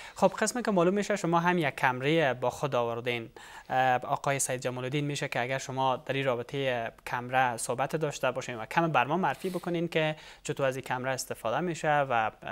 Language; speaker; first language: Persian; native; Persian